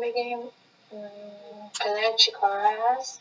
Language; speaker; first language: Persian; native; Persian